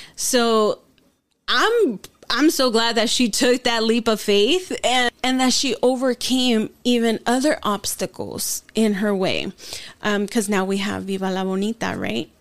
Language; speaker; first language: English; early bilingual, other home language; Spanish